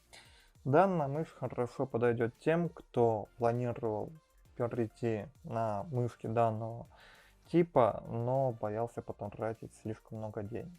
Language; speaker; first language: Russian; native; Russian